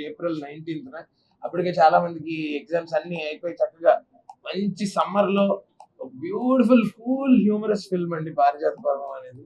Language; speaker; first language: Telugu; native; Telugu